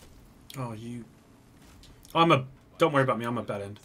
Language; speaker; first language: English; native; English